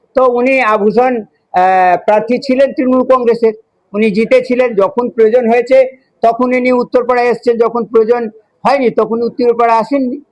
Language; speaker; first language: Bangla; non-native, local second language; Hindi